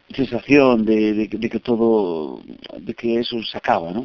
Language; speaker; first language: Spanish; non-native, local second language; Galician